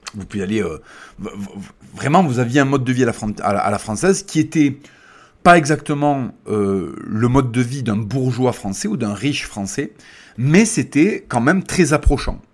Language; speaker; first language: French; native; French